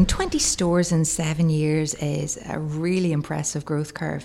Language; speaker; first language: English; native; English